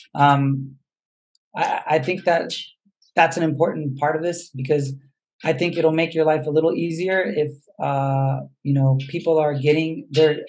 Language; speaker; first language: English; native; English